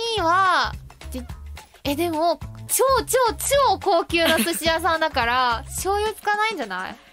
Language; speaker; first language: Japanese; non-native, fluent; Chinese